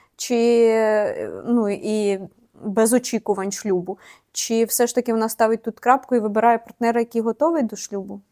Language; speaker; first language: Ukrainian; native; Ukrainian